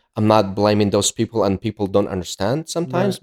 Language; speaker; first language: English; early bilingual, other home language; Ukrainian